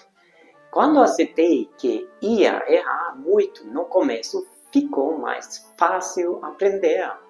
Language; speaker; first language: Portuguese; non-native, fluent; Hungarian